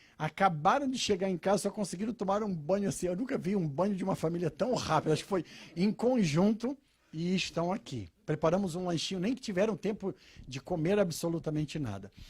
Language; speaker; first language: Portuguese; native; Portuguese